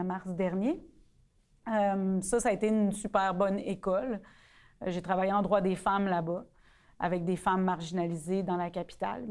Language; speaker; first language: French; native; French